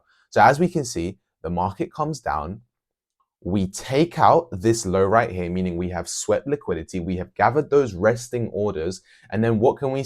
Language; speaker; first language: English; native; English